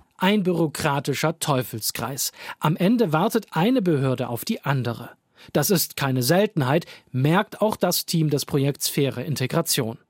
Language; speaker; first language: German; native; German